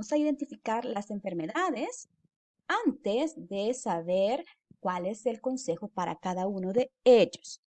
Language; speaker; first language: Spanish; native; Spanish